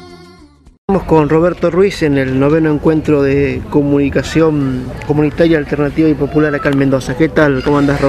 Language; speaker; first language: Spanish; native; Spanish